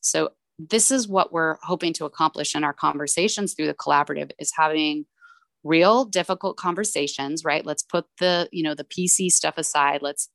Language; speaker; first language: English; native; English